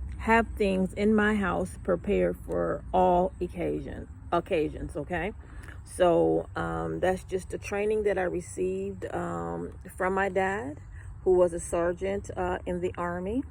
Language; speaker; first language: English; native; English